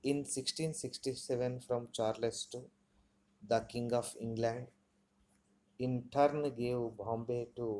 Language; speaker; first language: English; non-native, local second language; Telugu